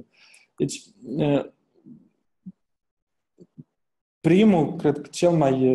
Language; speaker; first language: Romanian; native; Romanian